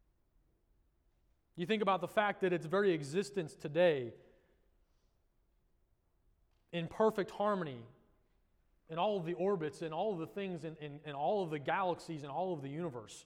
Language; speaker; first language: English; native; English